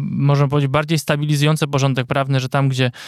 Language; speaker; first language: Polish; native; Polish